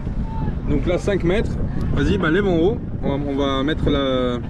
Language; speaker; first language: French; native; French